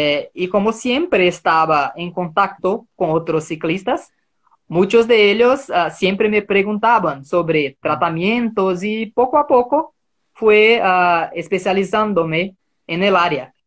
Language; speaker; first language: Spanish; non-native, fluent; Portuguese